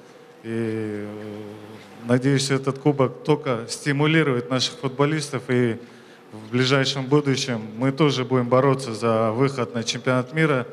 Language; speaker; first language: Russian; non-native, local second language; Kyrgyz